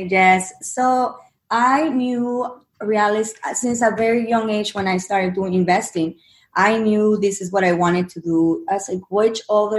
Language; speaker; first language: English; non-native, fluent; Spanish